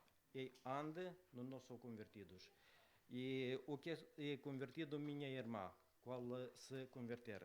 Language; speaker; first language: Portuguese; non-native, learner; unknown